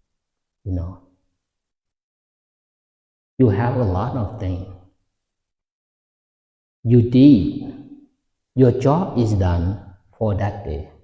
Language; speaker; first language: English; non-native, fluent; Lao